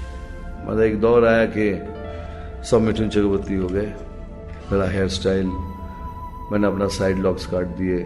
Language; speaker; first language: Hindi; non-native, local second language; Bangla